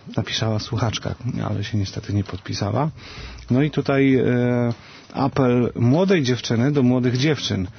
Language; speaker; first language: Polish; native; Polish